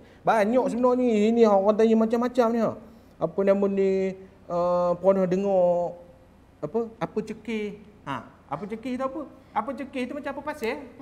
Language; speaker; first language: Malay; native; Malay